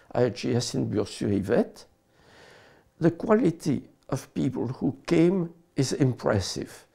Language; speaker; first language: English; non-native, fluent; French